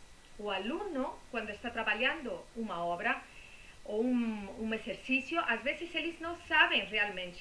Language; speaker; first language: Portuguese; non-native, fluent; Spanish